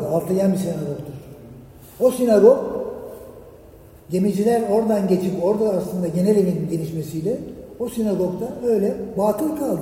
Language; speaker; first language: Turkish; native; Turkish